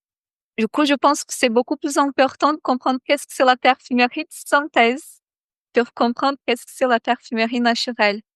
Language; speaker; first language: French; non-native, fluent; Portuguese